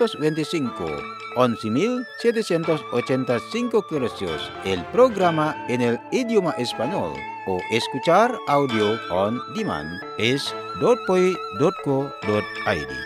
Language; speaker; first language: Spanish; non-native, fluent; Indonesian